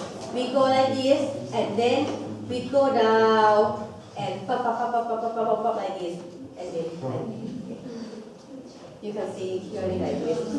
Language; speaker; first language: English; non-native, local second language; Thai